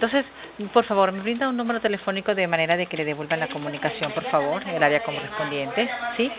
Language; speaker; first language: Spanish; native; Spanish